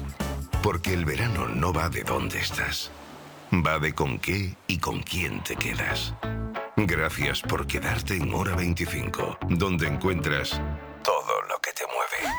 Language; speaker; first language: Spanish; native; Spanish